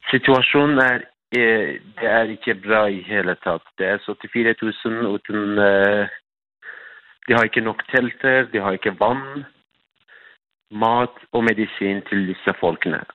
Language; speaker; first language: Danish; non-native, fluent; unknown